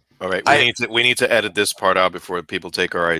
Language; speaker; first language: English; native; English